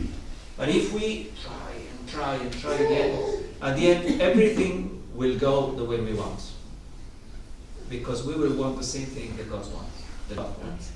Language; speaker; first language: English; non-native, fluent; Italian